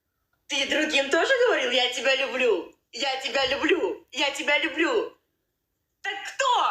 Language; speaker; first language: Russian; non-native, learner; Uzbek